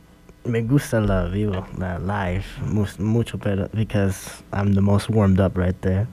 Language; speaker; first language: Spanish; early bilingual, heritage; English